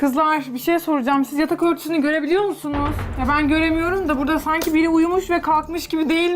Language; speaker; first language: Turkish; native; Turkish